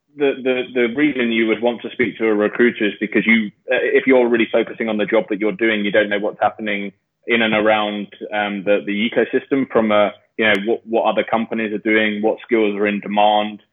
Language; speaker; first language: English; native; English